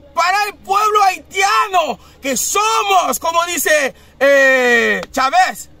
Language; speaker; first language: Spanish; non-native, fluent; Haitian Creole